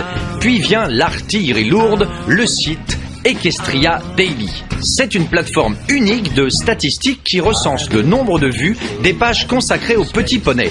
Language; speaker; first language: French; native; French